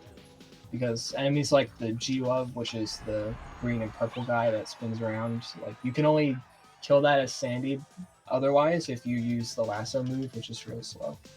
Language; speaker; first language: English; native; English